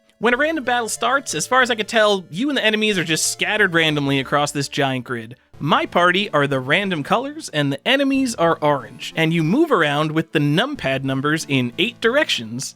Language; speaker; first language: English; native; English